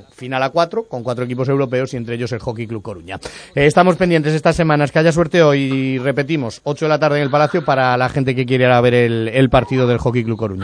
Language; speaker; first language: Spanish; native; Spanish